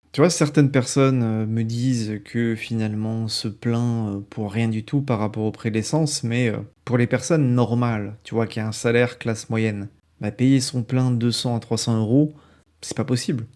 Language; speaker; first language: French; native; French